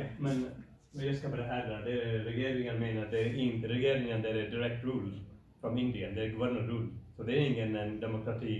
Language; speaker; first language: Swedish; non-native, learner; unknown